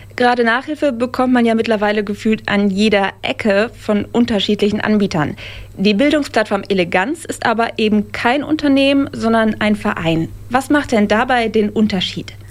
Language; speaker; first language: German; native; German